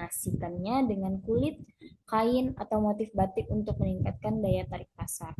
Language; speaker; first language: Indonesian; native; Indonesian